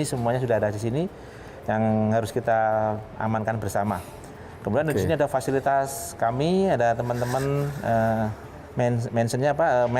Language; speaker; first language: Indonesian; native; Indonesian